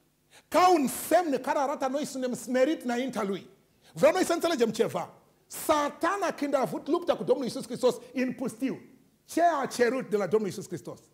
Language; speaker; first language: Romanian; non-native, learner; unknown